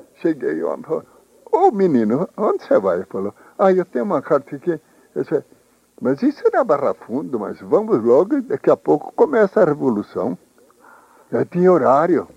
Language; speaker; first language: Portuguese; native; Portuguese